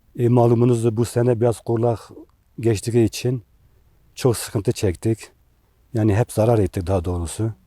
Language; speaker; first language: Turkish; native; Turkish